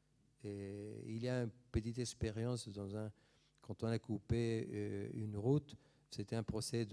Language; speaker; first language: French; non-native, fluent; Spanish